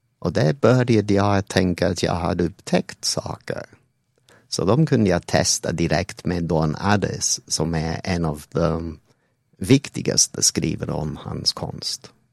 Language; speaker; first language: Swedish; non-native, fluent; English